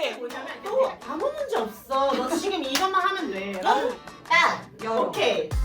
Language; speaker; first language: Korean; native; Korean